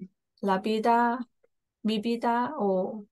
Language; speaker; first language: Spanish; non-native, learner; Korean